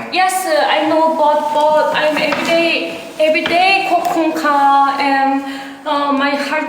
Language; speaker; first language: English; non-native, learner; Korean